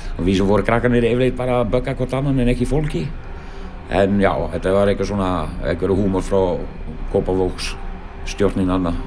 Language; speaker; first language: Icelandic; non-native, fluent; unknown